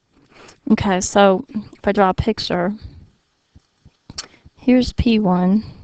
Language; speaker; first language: English; native; English